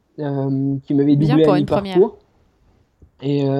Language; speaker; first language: French; native; French